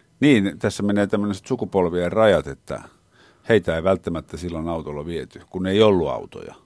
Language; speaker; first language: Finnish; native; Finnish